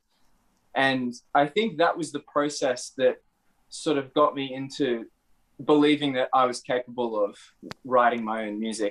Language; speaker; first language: English; native; English